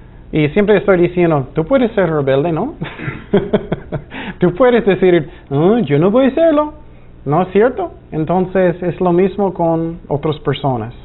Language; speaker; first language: Spanish; non-native, fluent; English